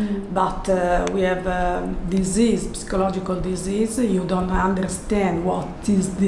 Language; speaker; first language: English; non-native, learner; Italian